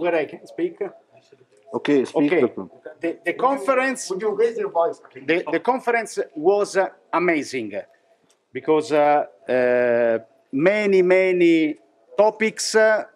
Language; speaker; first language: English; non-native, fluent; Italian